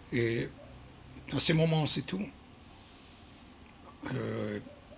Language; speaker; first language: French; non-native, learner; Hebrew